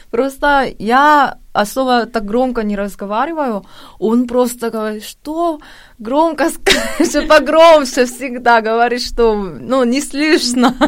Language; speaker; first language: Russian; non-native, fluent; Korean